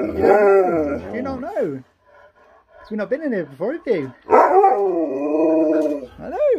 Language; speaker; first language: English; native; English